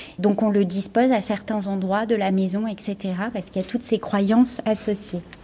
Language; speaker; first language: French; native; French